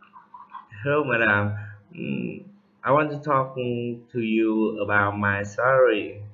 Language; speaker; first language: English; non-native, learner; Vietnamese